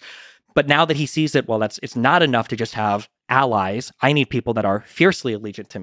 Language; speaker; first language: English; native; English